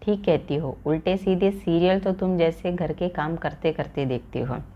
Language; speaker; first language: Hindi; non-native, local second language; Malayalam